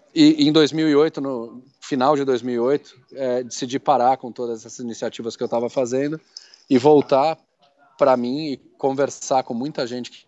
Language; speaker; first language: Portuguese; native; Portuguese